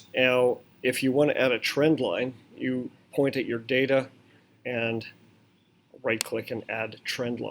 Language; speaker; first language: English; native; English